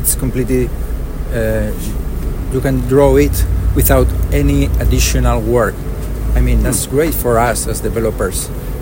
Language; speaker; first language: English; non-native, fluent; Spanish